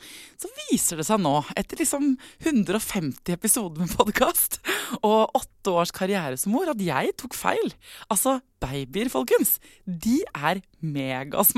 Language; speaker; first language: Norwegian; native; Norwegian